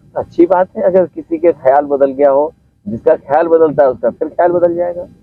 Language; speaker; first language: Hindi; native; Hindi